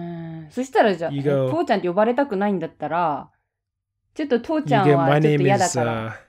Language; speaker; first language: Japanese; native; Japanese